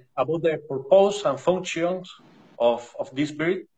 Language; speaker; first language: English; non-native, learner; Spanish